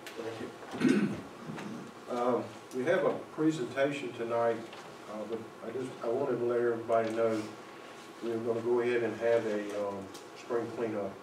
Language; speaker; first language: English; native; English